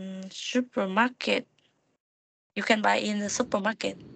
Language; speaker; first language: English; non-native, learner; Vietnamese